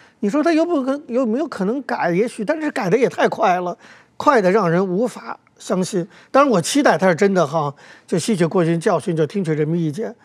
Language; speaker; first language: Chinese; native; Chinese